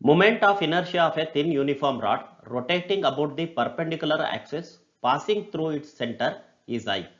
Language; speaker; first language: English; non-native, local second language; Kannada